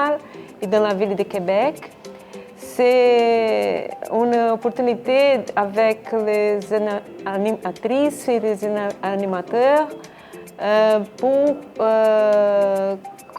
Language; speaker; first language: French; non-native, learner; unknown